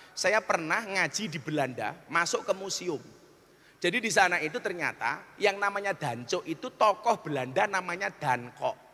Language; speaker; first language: Indonesian; non-native, local second language; Javanese